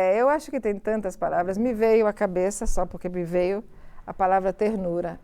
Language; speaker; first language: Portuguese; early bilingual, other home language; Italian